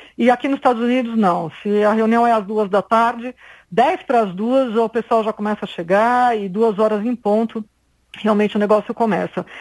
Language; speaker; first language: Portuguese; native; Portuguese